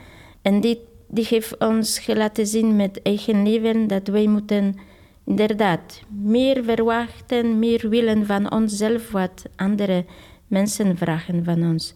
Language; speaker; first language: Dutch; non-native, fluent; Polish